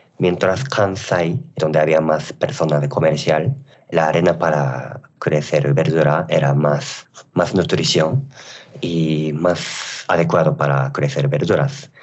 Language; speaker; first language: Spanish; non-native, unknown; Japanese